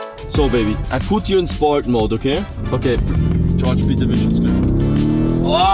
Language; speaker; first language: English; non-native, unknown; German